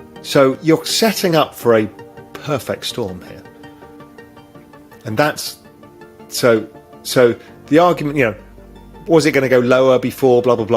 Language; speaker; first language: English; native; English